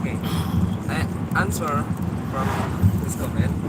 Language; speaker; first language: English; non-native, learner; Indonesian